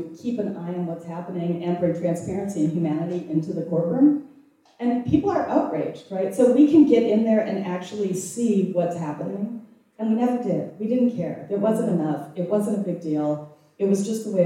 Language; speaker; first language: English; native; English